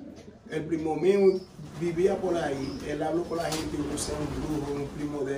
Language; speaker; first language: Spanish; non-native, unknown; Haitian Creole